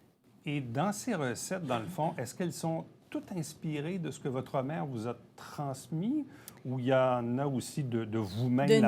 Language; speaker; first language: French; native; French